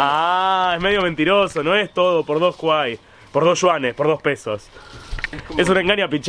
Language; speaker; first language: Spanish; native; Spanish